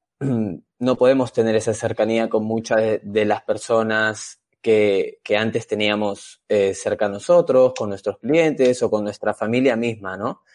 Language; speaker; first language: Spanish; native; Spanish